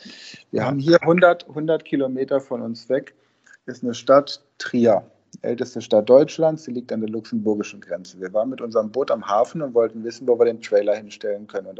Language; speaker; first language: German; native; German